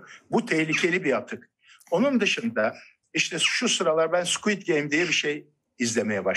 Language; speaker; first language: Turkish; native; Turkish